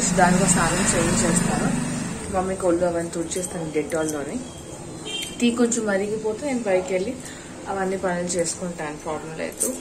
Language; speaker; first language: Telugu; native; Telugu